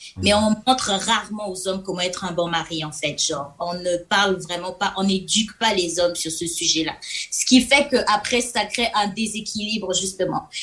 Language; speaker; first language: French; non-native, local second language; Lingala